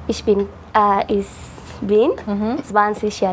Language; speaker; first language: German; non-native, learner; Swahili